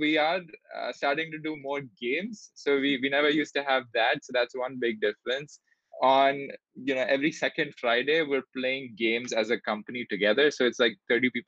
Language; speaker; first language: English; non-native, local second language; Hindi